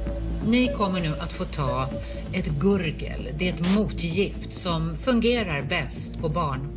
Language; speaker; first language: Swedish; native; Swedish